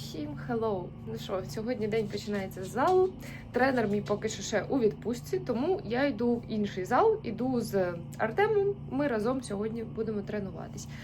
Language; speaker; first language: Ukrainian; native; Ukrainian